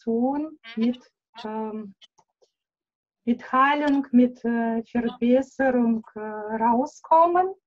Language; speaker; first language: German; non-native, learner; Russian